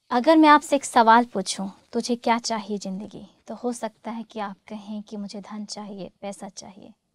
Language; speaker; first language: Hindi; native; Hindi